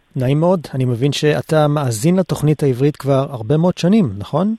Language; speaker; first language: Hebrew; native; Hebrew